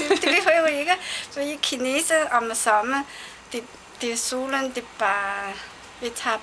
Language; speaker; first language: Danish; non-native, learner; Chinese